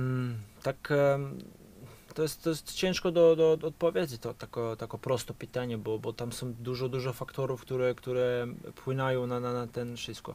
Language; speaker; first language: Polish; non-native, fluent; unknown